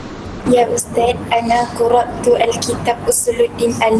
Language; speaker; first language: Arabic; non-native, learner; Malay